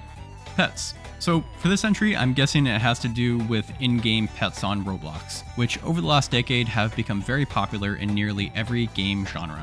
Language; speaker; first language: English; native; English